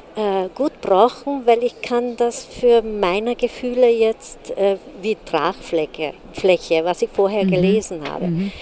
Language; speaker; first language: German; non-native, fluent; Hungarian